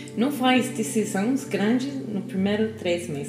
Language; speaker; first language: Portuguese; non-native, learner; English